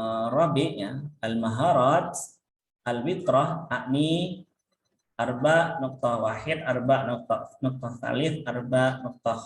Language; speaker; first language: Arabic; non-native, fluent; Indonesian